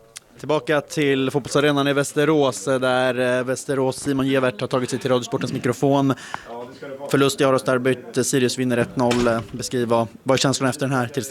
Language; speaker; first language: Swedish; native; Swedish